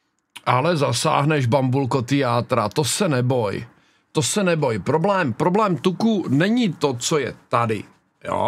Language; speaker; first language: Czech; native; Czech